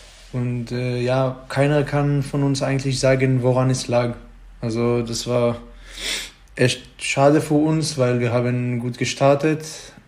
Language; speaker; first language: German; non-native, fluent; Hebrew